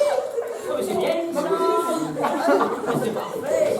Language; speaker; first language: French; native; French